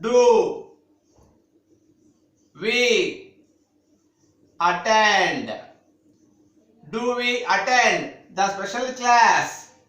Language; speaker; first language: English; non-native, local second language; Telugu